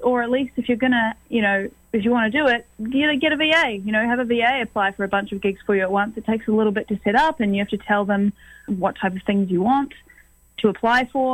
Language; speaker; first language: English; native; English